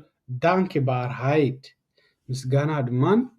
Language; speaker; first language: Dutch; non-native, learner; Tigrinya